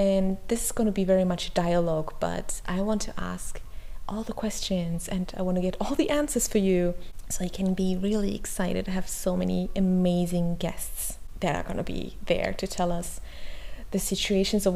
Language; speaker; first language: English; non-native, fluent; German